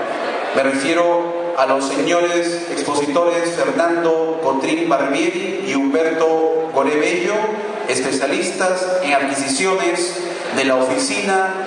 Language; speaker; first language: Spanish; native; Spanish